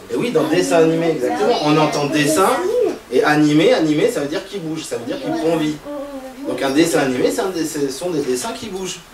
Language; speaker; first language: French; native; French